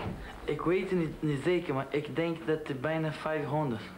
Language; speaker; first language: Dutch; non-native, learner; Portuguese